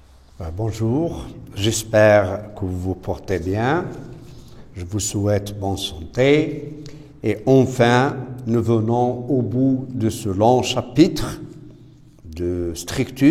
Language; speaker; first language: French; non-native, local second language; Arabic